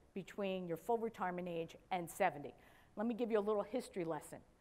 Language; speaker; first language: English; native; English